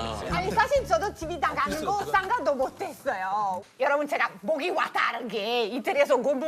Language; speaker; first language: Korean; non-native, fluent; Italian